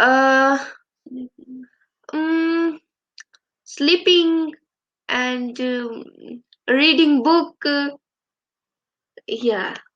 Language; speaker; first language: English; non-native, learner; Urdu